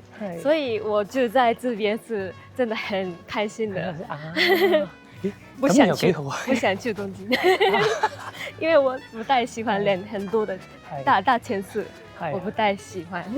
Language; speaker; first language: Chinese; non-native, fluent; Japanese